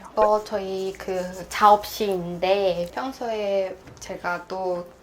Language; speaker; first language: Korean; non-native, fluent; Cantonese